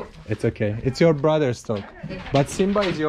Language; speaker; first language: English; non-native, fluent; Azerbaijani